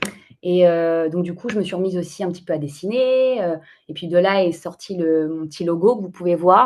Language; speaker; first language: French; native; French